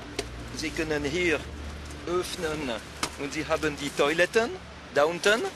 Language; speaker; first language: German; non-native, local second language; French